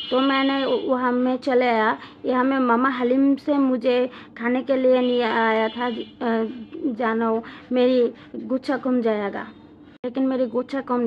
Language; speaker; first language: Hindi; non-native, learner; Bangla